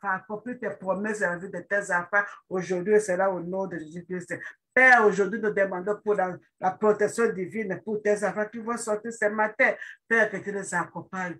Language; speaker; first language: French; non-native, local second language; Lingala